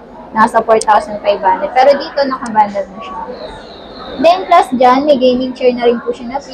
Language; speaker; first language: Filipino; native; Filipino